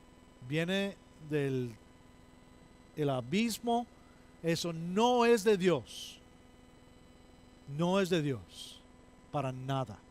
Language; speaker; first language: Spanish; non-native, fluent; English